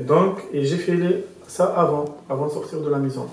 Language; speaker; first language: French; non-native, local second language; Arabic